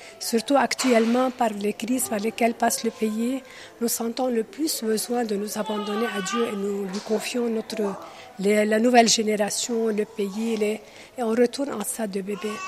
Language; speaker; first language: French; non-native, local second language; Arabic